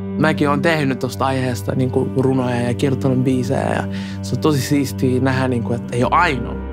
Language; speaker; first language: Finnish; early bilingual, other home language; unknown